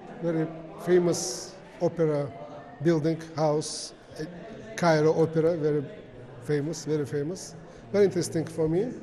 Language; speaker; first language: English; non-native, learner; Azerbaijani